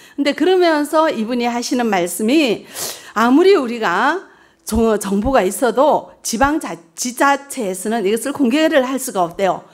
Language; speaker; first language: Korean; early bilingual, heritage; Korean